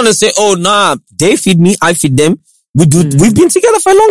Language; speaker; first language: English; non-native, local second language; Yoruba